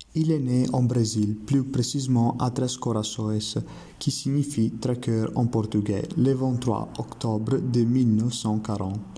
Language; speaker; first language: French; non-native, learner; Italian